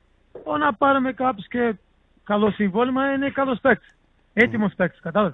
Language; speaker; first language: Greek; non-native, learner; Portuguese